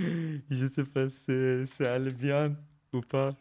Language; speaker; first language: French; non-native, learner; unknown